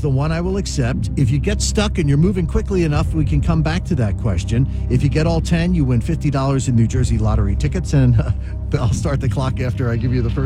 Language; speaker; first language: English; native; English